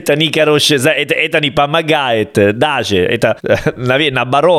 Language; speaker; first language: Russian; non-native, learner; Italian